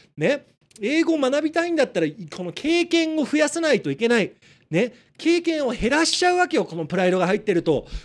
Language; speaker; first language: Japanese; native; Japanese